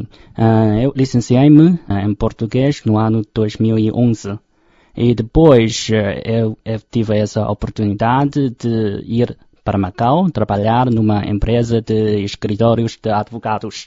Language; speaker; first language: Portuguese; non-native, fluent; Chinese